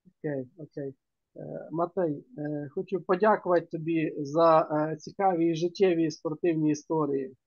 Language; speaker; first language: Ukrainian; native; Ukrainian